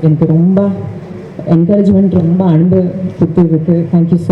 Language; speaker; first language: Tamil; non-native, learner; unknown